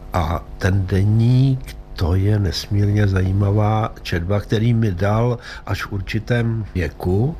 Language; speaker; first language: Czech; early bilingual, other home language; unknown